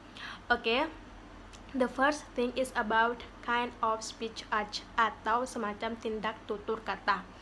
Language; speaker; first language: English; non-native, learner; Indonesian